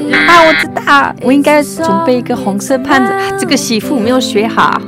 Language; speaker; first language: Chinese; non-native, fluent; French